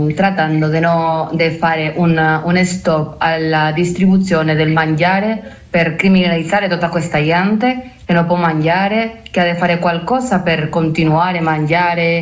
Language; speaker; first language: Italian; non-native, learner; Spanish